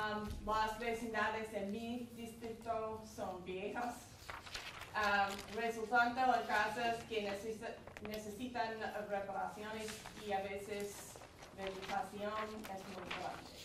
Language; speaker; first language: Spanish; non-native, learner; English